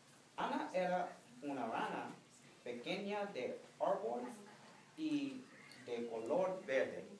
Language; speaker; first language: Spanish; non-native, fluent; English